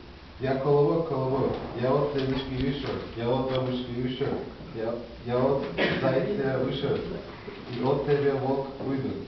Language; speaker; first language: Russian; non-native, learner; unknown